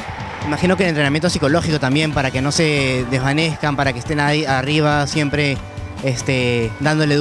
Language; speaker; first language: Spanish; native; Spanish